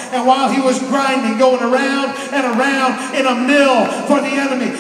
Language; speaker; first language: English; native; English